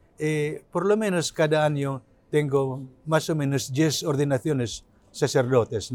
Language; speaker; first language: Spanish; non-native, learner; Cebuano